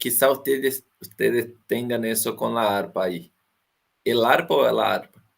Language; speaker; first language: Spanish; non-native, fluent; Portuguese